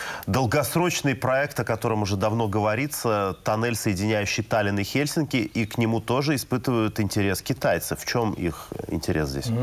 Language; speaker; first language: Russian; native; Russian